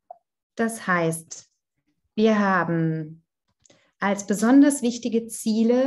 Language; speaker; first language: German; non-native, fluent; Italian